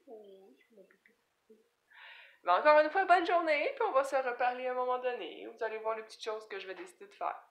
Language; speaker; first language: French; native; French